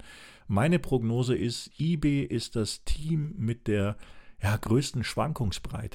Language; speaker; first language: German; native; German